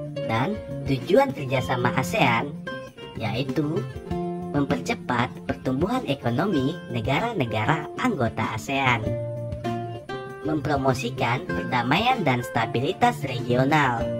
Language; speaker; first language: Indonesian; native; Indonesian